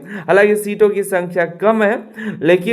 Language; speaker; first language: Hindi; native; Hindi